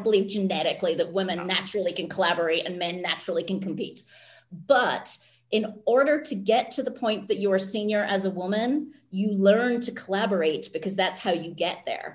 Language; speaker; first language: English; native; English